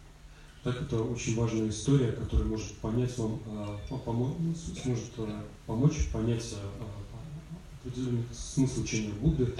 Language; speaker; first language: Russian; native; Russian